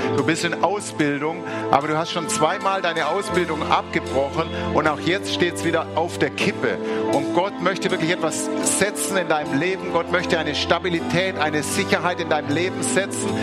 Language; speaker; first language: German; native; German